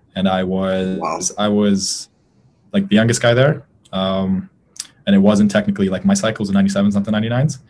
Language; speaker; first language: English; native; English